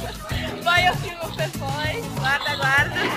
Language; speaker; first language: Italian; non-native, learner; Portuguese